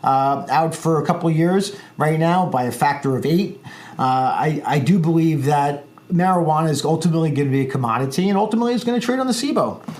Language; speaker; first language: English; native; English